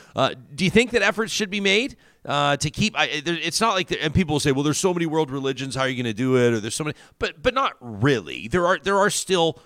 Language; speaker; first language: English; native; English